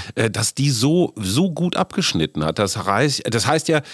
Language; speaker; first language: German; native; German